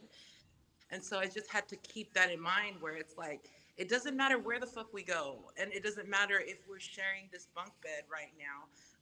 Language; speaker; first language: English; non-native, fluent; Samoan